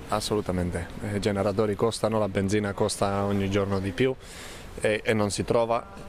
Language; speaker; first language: Italian; non-native, fluent; Spanish